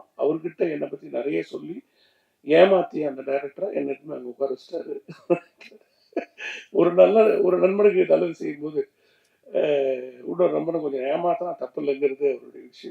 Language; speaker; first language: Tamil; native; Tamil